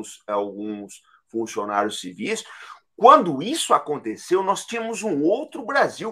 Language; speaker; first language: Portuguese; native; Portuguese